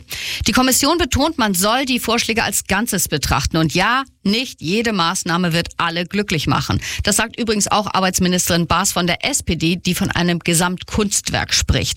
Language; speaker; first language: German; native; German